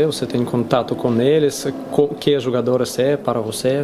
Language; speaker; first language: Portuguese; non-native, learner; Russian